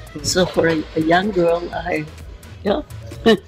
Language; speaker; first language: English; non-native, learner; Norwegian